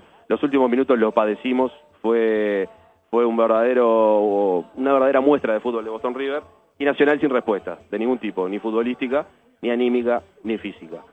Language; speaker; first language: Spanish; native; Spanish